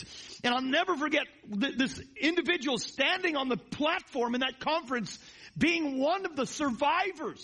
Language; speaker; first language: English; native; English